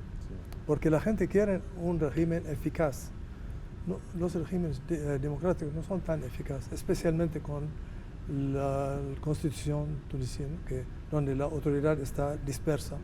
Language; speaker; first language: Spanish; non-native, fluent; Arabic